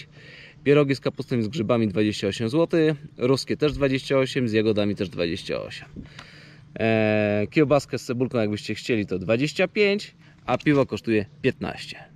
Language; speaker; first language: Polish; native; Polish